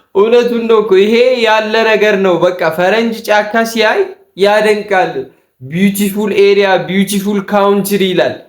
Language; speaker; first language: Amharic; native; Amharic